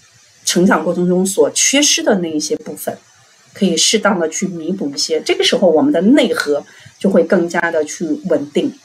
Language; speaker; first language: Chinese; native; Chinese